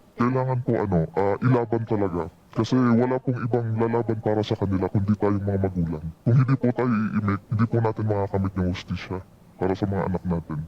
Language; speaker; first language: Filipino; native; Filipino